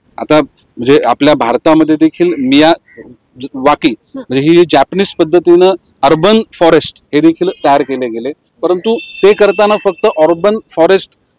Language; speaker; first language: Marathi; native; Marathi